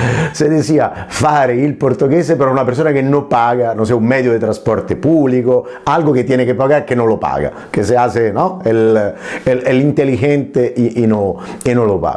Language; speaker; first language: Spanish; non-native, fluent; Italian